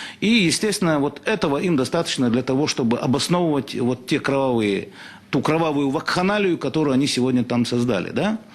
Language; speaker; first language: Russian; non-native, local second language; Chechen